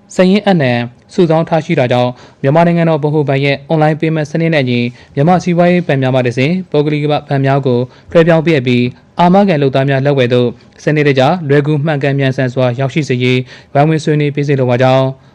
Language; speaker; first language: Burmese; native; Burmese